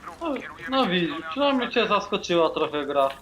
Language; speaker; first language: Polish; native; Polish